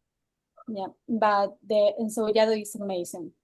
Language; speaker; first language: English; non-native, learner; Spanish